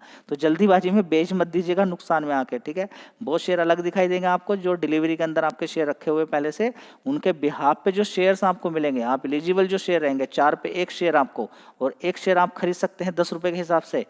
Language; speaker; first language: Hindi; native; Hindi